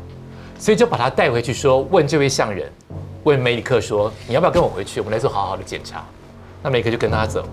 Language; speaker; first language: Chinese; native; Chinese